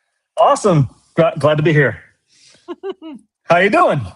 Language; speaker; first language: English; native; English